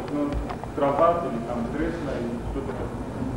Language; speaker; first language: Russian; non-native, learner; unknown